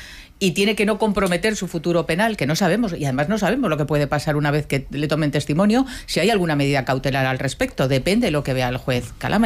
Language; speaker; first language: Spanish; native; Spanish